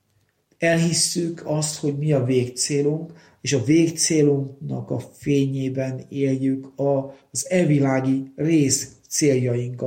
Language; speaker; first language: Hungarian; native; Hungarian